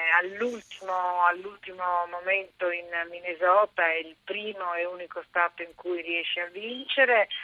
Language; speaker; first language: Italian; native; Italian